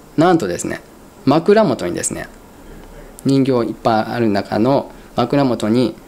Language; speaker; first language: Japanese; native; Japanese